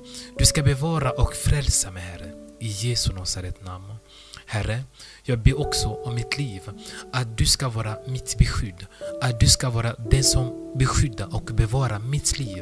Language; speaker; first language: Swedish; non-native, fluent; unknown